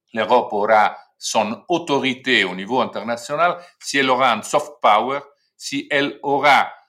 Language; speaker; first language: French; non-native, fluent; Italian